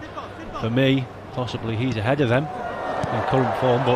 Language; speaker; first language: English; native; English